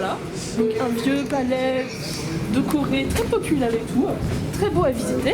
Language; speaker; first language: French; native; French